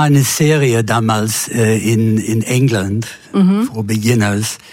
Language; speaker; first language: German; non-native, fluent; English